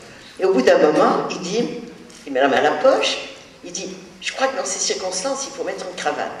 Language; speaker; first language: French; native; French